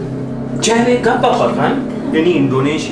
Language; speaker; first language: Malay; non-native, learner; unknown